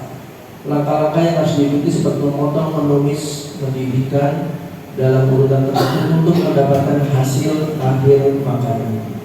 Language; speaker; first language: Indonesian; native; Indonesian